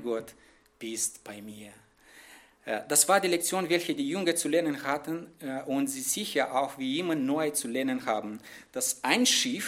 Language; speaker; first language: German; non-native, fluent; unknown